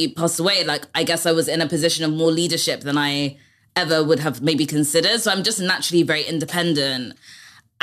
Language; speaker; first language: English; native; English